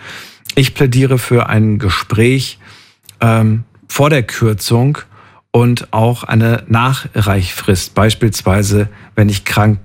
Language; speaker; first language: German; native; German